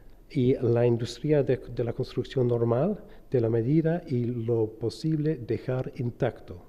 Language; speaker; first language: Spanish; non-native, fluent; English